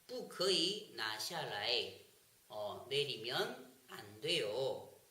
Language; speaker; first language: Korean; non-native, fluent; Chinese